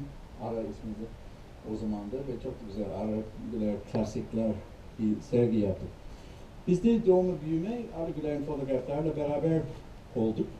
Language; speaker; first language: Turkish; non-native, fluent; English